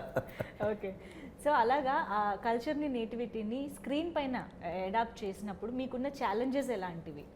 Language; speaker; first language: Telugu; native; Telugu